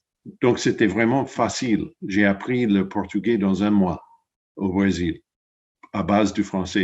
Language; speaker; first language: French; non-native, fluent; English